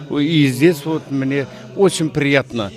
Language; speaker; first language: Russian; non-native, local second language; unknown